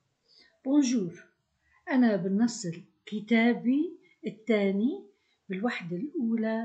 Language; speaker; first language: Arabic; native; Arabic